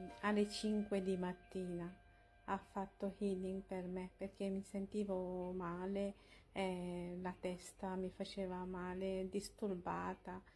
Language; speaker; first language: Italian; non-native, learner; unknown